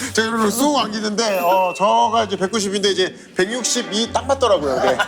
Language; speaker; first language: Korean; native; Korean